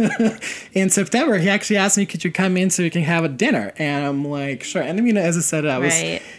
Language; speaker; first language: English; non-native, fluent; Serbian